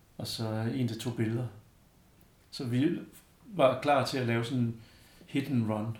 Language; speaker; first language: Danish; early bilingual, other home language; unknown